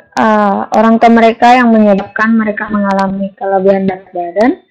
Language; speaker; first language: Indonesian; native; Indonesian